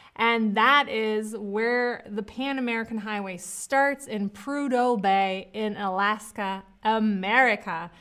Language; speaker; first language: English; non-native, fluent; German